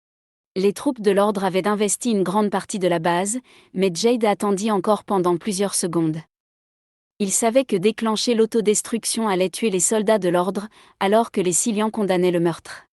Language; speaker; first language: French; native; French